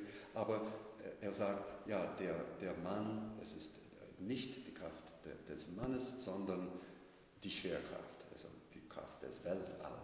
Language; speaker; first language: German; non-native, fluent; English